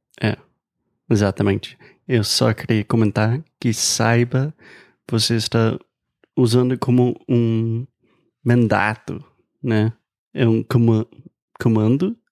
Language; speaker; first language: Portuguese; non-native, fluent; English